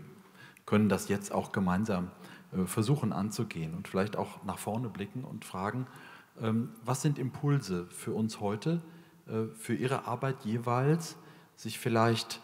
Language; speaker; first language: German; native; German